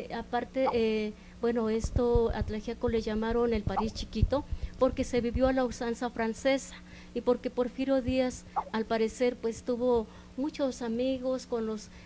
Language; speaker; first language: Spanish; native; Spanish